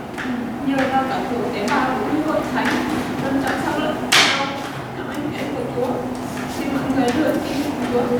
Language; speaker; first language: Vietnamese; non-native, local second language; Hmong